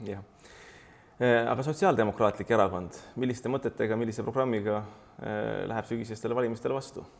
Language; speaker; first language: Estonian; native; Estonian